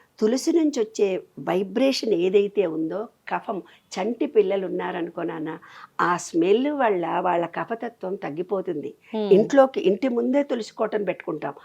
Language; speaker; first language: Telugu; native; Telugu